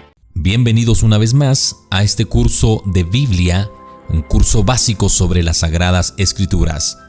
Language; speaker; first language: Spanish; native; Spanish